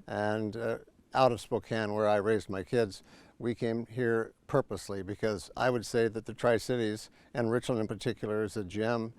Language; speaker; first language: English; native; English